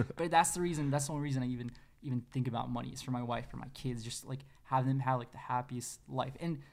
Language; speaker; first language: English; early bilingual, other home language; Spanish